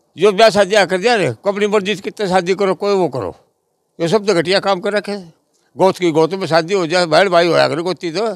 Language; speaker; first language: Hindi; native; Hindi